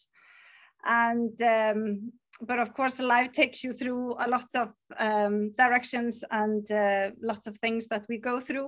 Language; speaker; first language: English; non-native, fluent; Icelandic